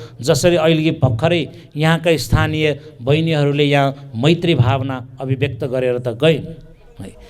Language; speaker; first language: Nepali; non-native, local second language; Newari